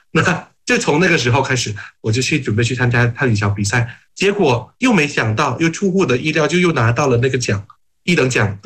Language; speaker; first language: Chinese; non-native, fluent; Thai